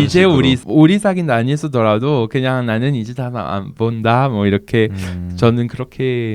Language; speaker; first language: Korean; non-native, fluent; French